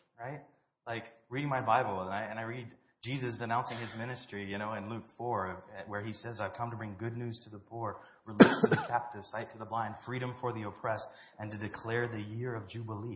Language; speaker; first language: English; native; English